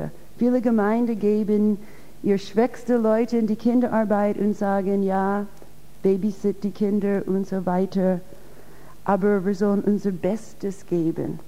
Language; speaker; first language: German; non-native, fluent; English